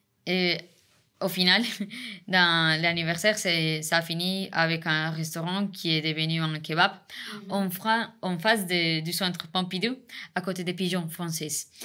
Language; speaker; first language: French; non-native, fluent; Spanish